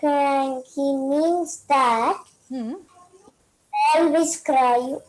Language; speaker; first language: English; non-native, learner; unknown